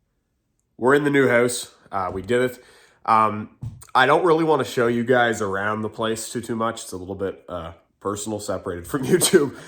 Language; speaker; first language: English; native; English